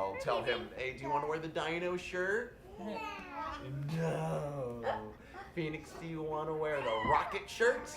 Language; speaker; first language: English; native; English